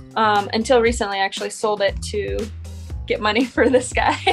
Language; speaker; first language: English; native; English